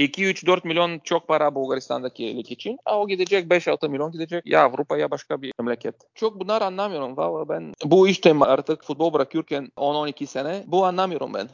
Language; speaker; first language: Turkish; non-native, learner; Bulgarian